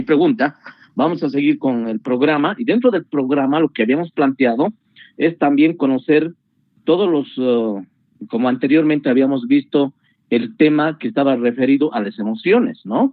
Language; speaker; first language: Spanish; native; Spanish